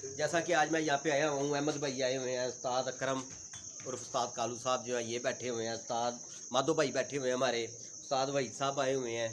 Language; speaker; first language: Hindi; non-native, local second language; Punjabi